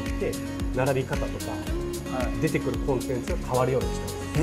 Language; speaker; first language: Japanese; native; Japanese